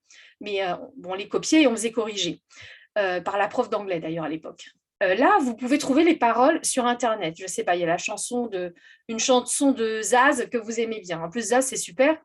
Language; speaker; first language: French; native; French